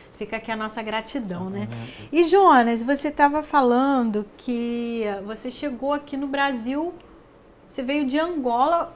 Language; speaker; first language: Portuguese; native; Portuguese